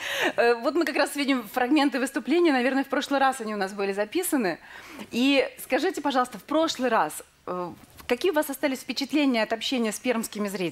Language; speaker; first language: Russian; native; Russian